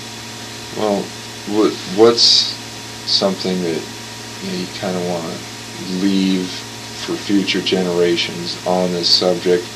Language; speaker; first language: English; native; English